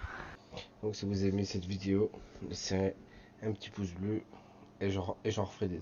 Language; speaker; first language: French; native; French